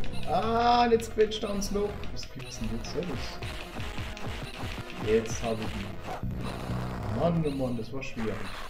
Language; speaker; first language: German; native; German